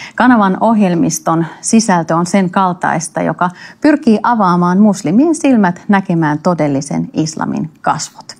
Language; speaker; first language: Finnish; native; Finnish